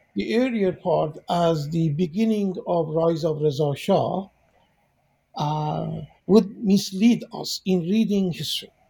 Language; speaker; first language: English; non-native, fluent; Persian